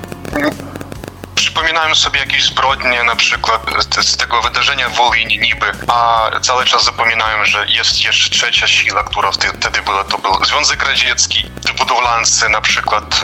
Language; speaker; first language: Polish; non-native, fluent; Ukrainian